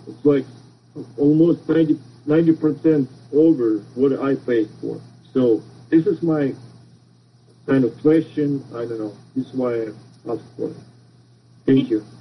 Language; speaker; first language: English; non-native, learner; Russian